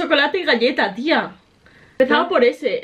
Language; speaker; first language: Spanish; native; Spanish